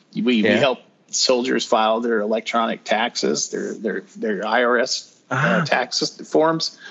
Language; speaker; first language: English; native; English